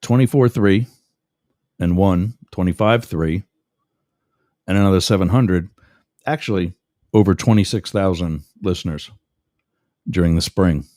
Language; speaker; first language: English; native; English